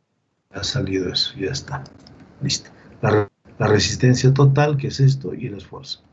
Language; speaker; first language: Spanish; native; Spanish